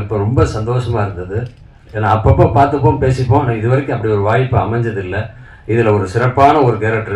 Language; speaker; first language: Tamil; native; Tamil